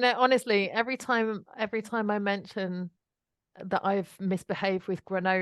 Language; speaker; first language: English; native; English